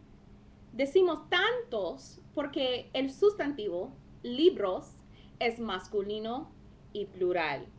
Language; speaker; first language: Spanish; non-native, fluent; English